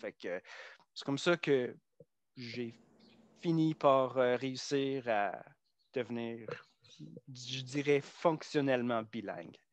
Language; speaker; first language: French; non-native, local second language; English